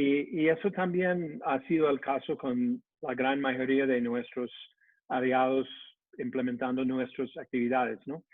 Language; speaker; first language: Spanish; non-native, fluent; English